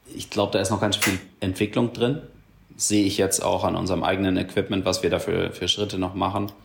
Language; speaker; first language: German; native; German